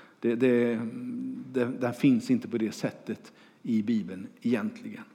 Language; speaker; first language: Swedish; native; Swedish